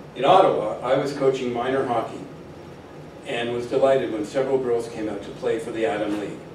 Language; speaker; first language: English; native; English